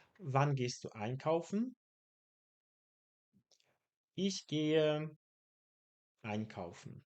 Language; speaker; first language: German; non-native, fluent; Polish